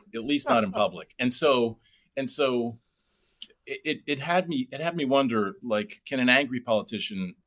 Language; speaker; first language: English; native; English